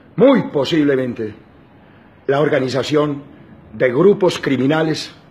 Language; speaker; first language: Spanish; native; Spanish